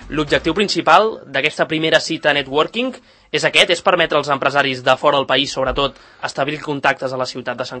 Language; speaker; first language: Catalan; native; Catalan